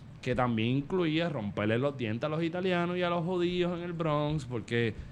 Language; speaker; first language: Spanish; native; Spanish